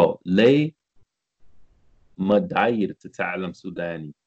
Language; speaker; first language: Arabic; non-native, learner; English